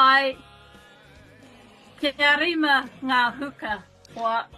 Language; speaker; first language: Māori; non-native, learner; English